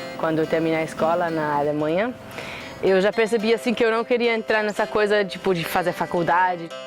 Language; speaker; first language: Portuguese; non-native, fluent; German